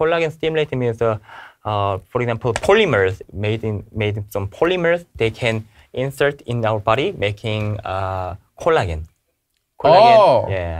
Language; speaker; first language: English; non-native, learner; Korean